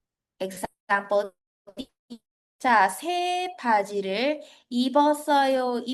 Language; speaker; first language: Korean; non-native, learner; Filipino